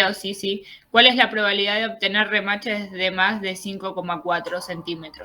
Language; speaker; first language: Spanish; native; Spanish